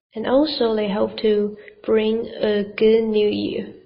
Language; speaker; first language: English; non-native, fluent; Chinese